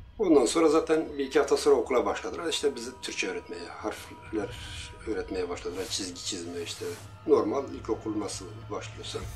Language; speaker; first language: Turkish; non-native, local second language; Kurdish